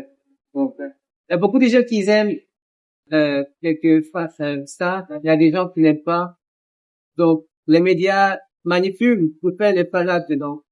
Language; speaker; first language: French; non-native, learner; Korean